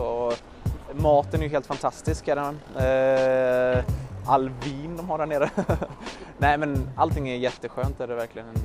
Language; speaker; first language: Swedish; native; Swedish